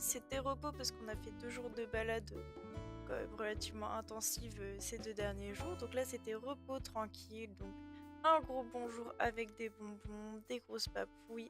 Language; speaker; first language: French; native; French